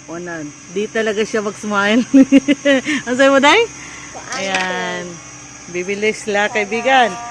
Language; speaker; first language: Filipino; non-native, local second language; Cebuano